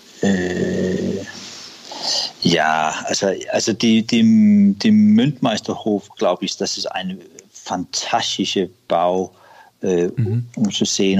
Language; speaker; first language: German; non-native, learner; Danish